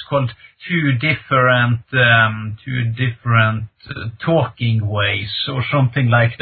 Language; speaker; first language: English; non-native, fluent; Norwegian